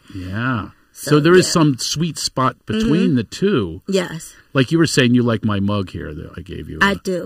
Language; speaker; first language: English; native; English